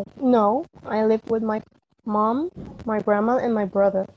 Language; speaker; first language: English; non-native, learner; Spanish